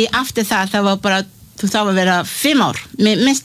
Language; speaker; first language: Icelandic; non-native, learner; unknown